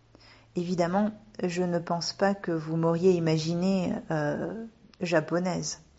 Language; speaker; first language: French; native; French